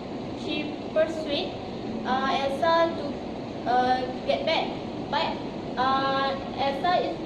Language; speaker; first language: English; non-native, local second language; Malay